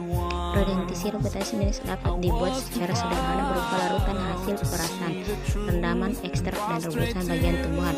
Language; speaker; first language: Indonesian; native; Indonesian